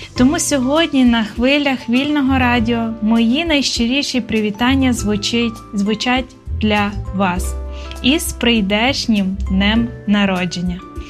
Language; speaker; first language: Ukrainian; native; Ukrainian